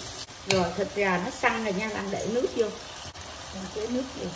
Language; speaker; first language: Vietnamese; native; Vietnamese